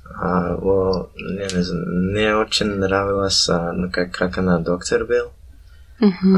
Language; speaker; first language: Russian; early bilingual, heritage; Russian